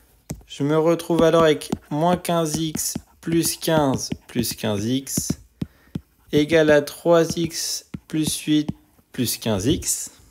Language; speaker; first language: French; native; French